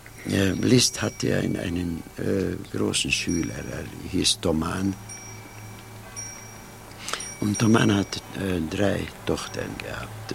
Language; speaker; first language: German; non-native, fluent; Hungarian